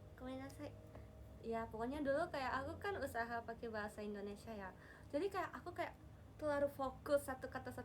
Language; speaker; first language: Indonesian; non-native, learner; Japanese